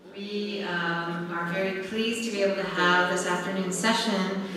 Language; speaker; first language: English; native; English